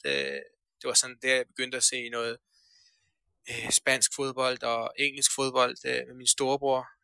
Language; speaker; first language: Danish; early bilingual, other home language; Persian